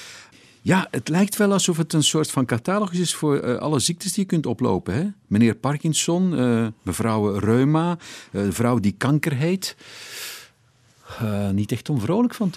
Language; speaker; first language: Dutch; native; Dutch